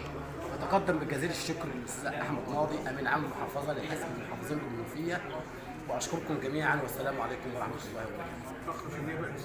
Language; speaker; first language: Arabic; native; Arabic